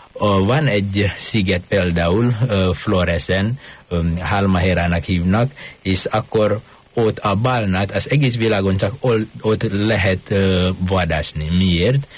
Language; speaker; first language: Hungarian; non-native, fluent; Indonesian